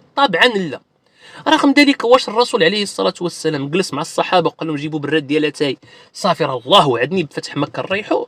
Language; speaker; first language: Arabic; native; Arabic